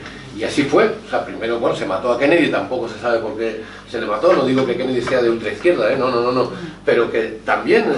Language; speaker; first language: Spanish; native; Spanish